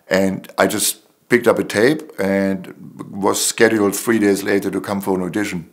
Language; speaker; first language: English; non-native, fluent; German